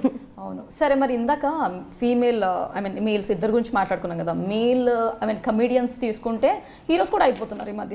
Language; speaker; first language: Telugu; native; Telugu